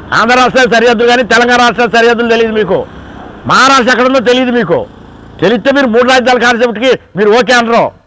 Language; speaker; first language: Telugu; native; Telugu